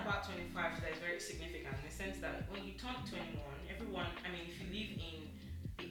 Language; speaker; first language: English; non-native, local second language; Yoruba